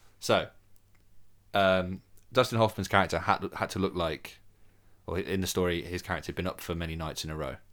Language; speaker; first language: English; native; English